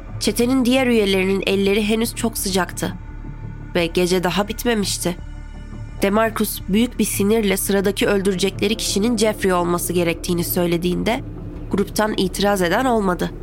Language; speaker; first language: Turkish; native; Turkish